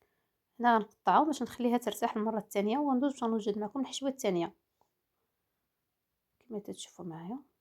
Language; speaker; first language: Arabic; native; Arabic